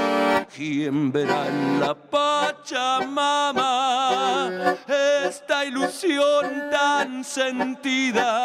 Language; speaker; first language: Spanish; native; Spanish